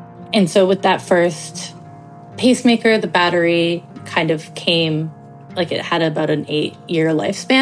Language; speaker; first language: English; native; English